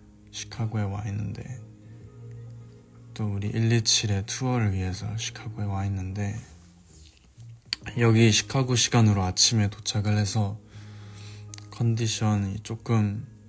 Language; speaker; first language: Korean; native; Korean